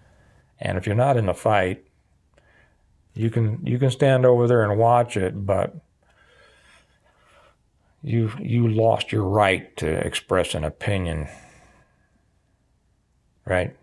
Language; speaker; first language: English; native; English